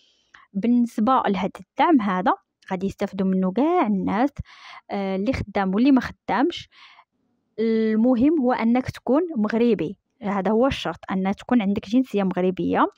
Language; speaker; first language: Arabic; native; Arabic